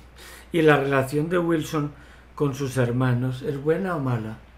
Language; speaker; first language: Spanish; native; Spanish